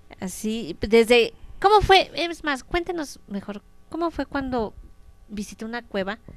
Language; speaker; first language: Spanish; native; Spanish